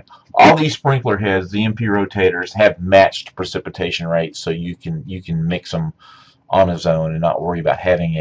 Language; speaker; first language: English; native; English